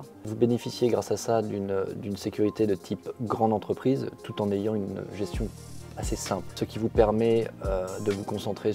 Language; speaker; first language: French; native; French